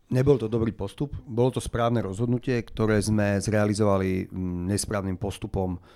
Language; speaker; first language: Slovak; native; Slovak